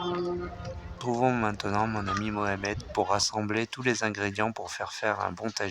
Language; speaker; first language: French; native; French